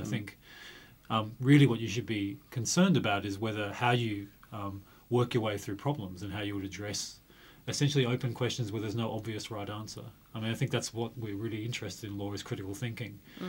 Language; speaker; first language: English; native; English